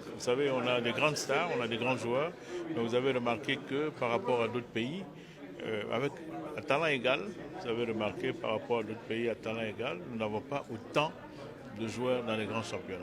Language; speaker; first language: French; native; French